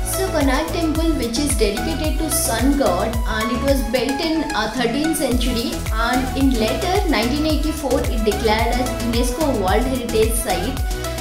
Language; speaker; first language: English; non-native, local second language; Odia